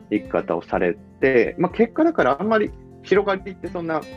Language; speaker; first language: Japanese; early bilingual, other home language; Italian